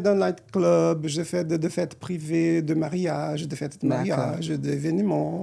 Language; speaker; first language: French; non-native, fluent; Portuguese